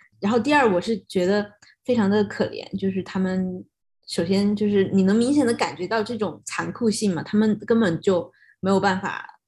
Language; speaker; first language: Chinese; native; Chinese